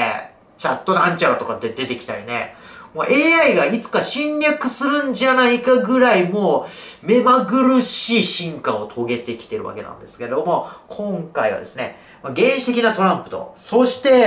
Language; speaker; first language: Japanese; native; Japanese